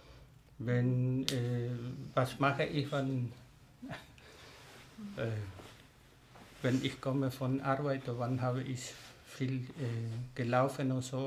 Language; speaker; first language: German; non-native, learner; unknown